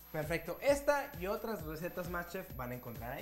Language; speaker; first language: Spanish; native; Spanish